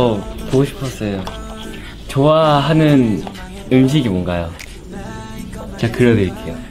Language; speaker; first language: Korean; early bilingual, heritage; Korean